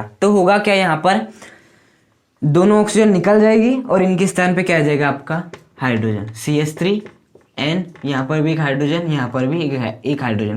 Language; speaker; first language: Hindi; native; Hindi